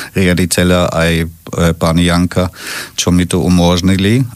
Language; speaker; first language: Slovak; non-native, fluent; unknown